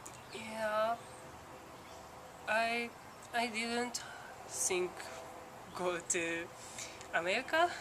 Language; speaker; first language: English; non-native, learner; Japanese